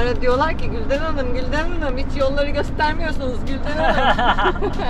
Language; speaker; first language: Turkish; native; Turkish